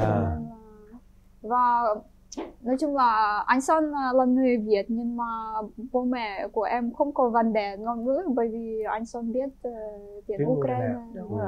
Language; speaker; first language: Vietnamese; non-native, fluent; Ukrainian